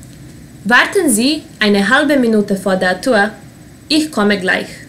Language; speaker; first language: German; non-native, fluent; Serbian